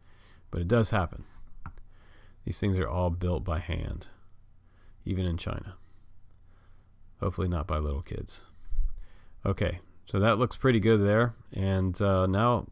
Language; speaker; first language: English; native; English